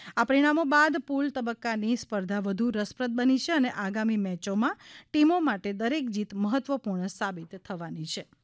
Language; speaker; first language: Gujarati; native; Gujarati